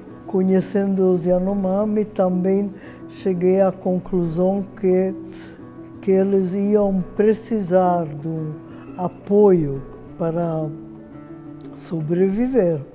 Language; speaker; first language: Portuguese; non-native, fluent; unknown